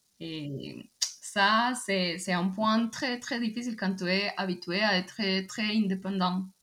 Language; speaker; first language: French; non-native, fluent; Spanish